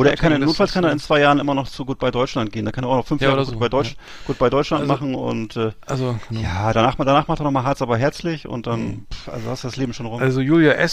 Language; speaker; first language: German; native; German